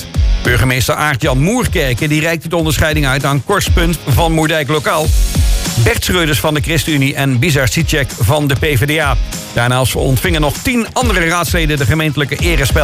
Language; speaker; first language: Dutch; native; Dutch